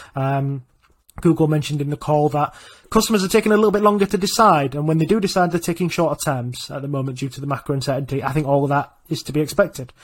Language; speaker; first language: English; native; English